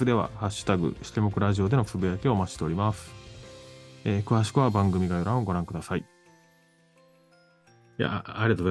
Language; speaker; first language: Japanese; native; Japanese